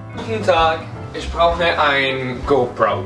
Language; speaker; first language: German; non-native, local second language; Italian